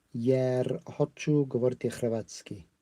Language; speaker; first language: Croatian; non-native, learner; English